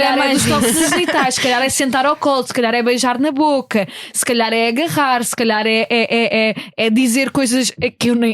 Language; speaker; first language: Portuguese; native; Portuguese